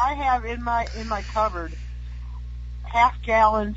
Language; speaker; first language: English; native; English